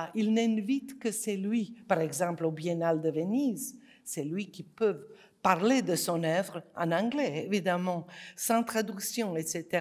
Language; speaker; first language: French; non-native, fluent; Serbian